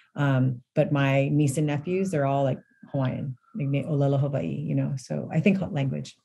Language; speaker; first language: English; native; English